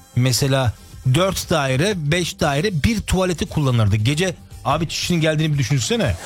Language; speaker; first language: Turkish; early bilingual, heritage; Turkish